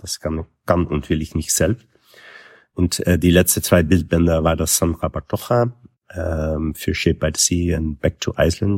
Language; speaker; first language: German; non-native, fluent; Dutch